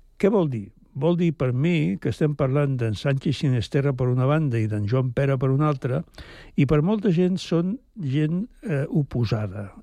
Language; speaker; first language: Catalan; native; Catalan